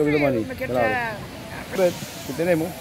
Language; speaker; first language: Spanish; native; Spanish